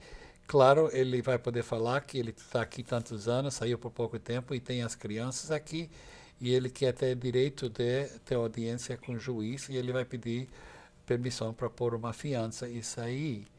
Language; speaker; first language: Portuguese; non-native, fluent; English